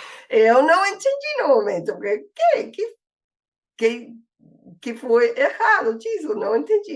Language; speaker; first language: Portuguese; non-native, fluent; English